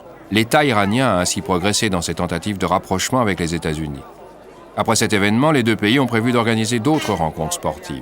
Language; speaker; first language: French; native; French